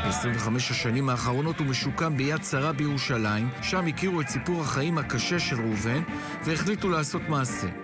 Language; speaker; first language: Hebrew; native; Hebrew